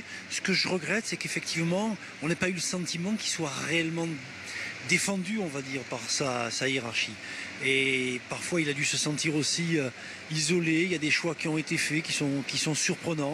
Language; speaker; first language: French; native; French